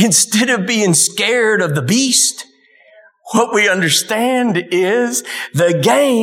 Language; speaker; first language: English; native; English